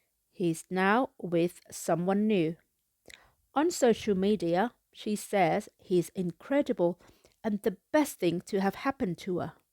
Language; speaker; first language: English; non-native, fluent; Thai